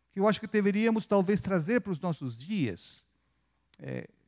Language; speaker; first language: Portuguese; non-native, fluent; Spanish